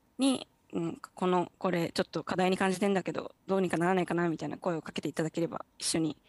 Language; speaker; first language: Japanese; native; Japanese